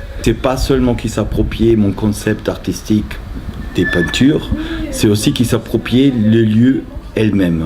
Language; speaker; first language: French; non-native, fluent; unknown